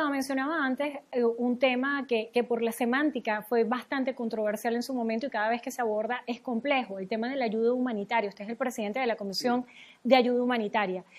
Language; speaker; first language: Spanish; native; Spanish